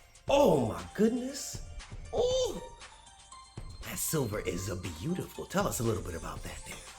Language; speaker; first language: English; native; English